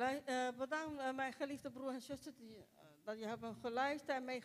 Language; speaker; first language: Dutch; non-native, local second language; Papiamento